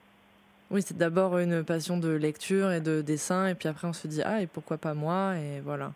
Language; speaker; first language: French; native; French